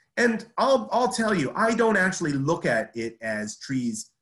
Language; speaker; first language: English; native; English